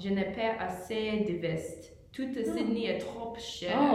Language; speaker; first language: French; non-native, learner; English